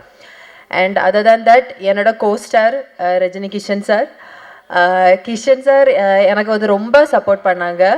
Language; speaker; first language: Tamil; non-native, fluent; Malayalam